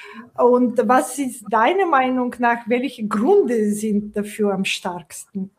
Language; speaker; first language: German; non-native, fluent; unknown